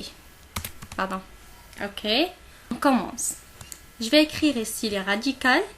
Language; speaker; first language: French; non-native, local second language; Arabic